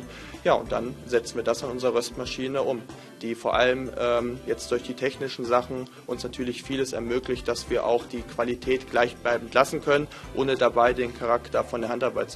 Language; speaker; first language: German; native; German